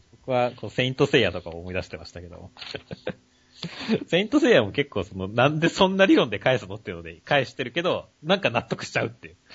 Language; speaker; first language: Japanese; native; Japanese